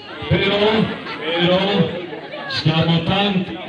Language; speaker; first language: Italian; non-native, fluent; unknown